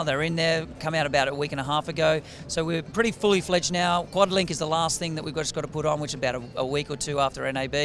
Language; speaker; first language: English; native; English